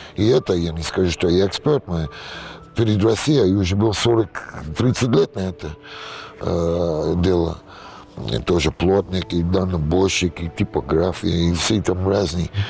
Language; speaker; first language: Russian; non-native, learner; English